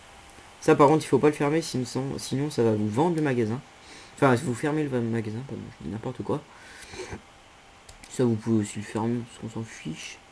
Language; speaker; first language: French; native; French